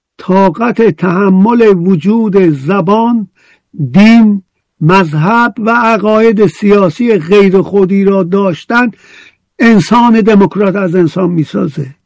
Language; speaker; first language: Persian; non-native, local second language; Azerbaijani